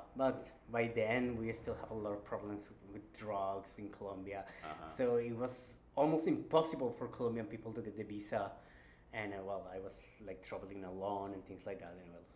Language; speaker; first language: English; non-native, fluent; Spanish